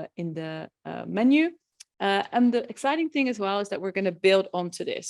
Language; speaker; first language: English; non-native, fluent; Dutch